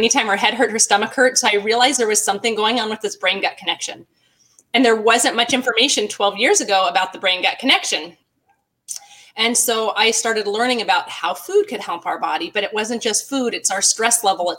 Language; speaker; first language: English; native; English